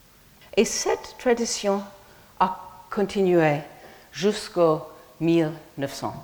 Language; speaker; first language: French; non-native, fluent; English